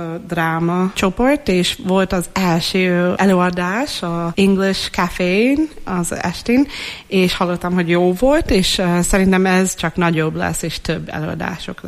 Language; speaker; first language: Hungarian; non-native, fluent; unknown